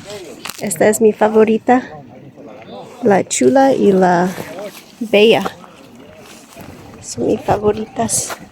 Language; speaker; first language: Spanish; non-native, learner; English